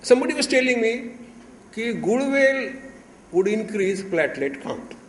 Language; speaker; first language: English; non-native, local second language; Marathi